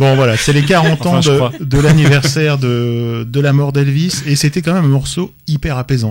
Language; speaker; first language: French; native; French